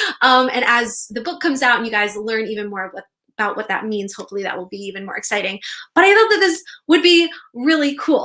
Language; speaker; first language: English; native; English